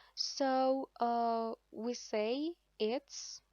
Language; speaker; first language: English; non-native, fluent; Persian